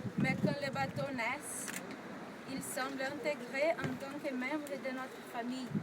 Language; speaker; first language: French; non-native, learner; Portuguese